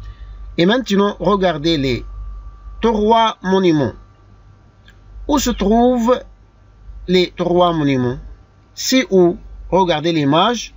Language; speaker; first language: French; non-native, fluent; Arabic